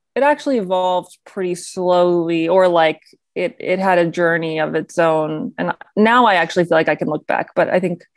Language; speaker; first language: English; native; English